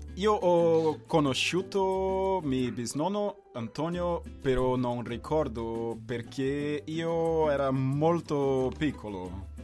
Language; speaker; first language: Italian; non-native, learner; Portuguese